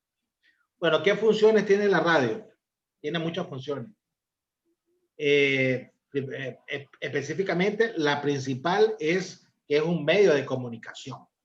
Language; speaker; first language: Spanish; native; Spanish